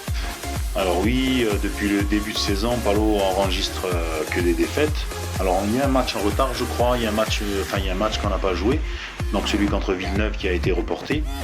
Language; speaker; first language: French; native; French